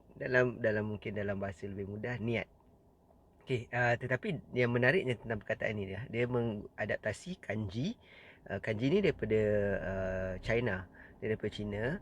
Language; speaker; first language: Malay; native; Malay